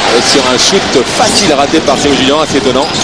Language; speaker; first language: French; native; French